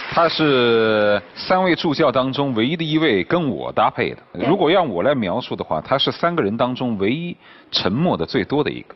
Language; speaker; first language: Chinese; native; Chinese